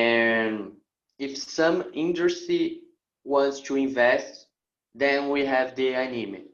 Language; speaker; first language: English; non-native, learner; Portuguese